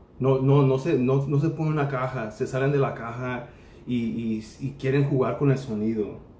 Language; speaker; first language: Spanish; native; Spanish